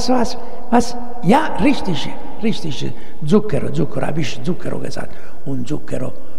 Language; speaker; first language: German; non-native, fluent; Italian